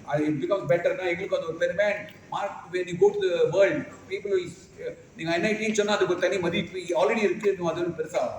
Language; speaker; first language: English; non-native, local second language; Tamil